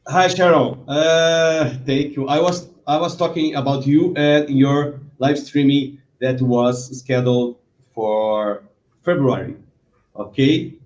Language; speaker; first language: English; non-native, learner; Portuguese